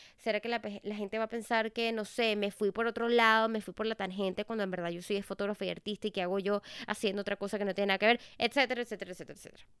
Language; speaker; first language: Spanish; native; Spanish